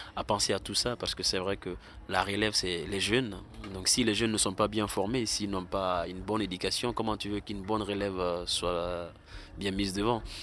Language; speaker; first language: French; non-native, local second language; Susu